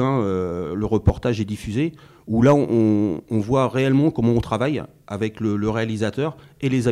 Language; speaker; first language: French; native; French